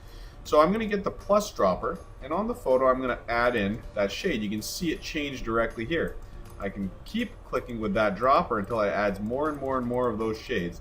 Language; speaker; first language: English; native; English